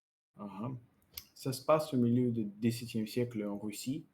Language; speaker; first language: French; non-native, learner; Russian